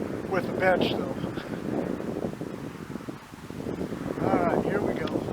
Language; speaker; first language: English; native; English